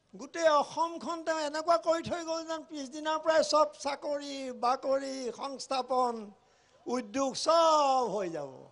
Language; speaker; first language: Assamese; native; Assamese